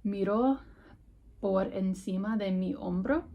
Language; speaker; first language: Spanish; non-native, learner; English